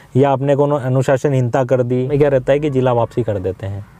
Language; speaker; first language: Hindi; native; Hindi